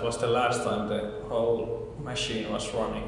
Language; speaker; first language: English; non-native, fluent; Finnish